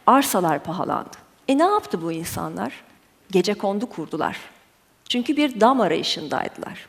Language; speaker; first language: Turkish; native; Turkish